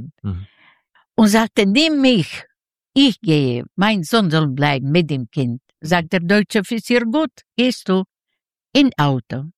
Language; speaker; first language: German; non-native, learner; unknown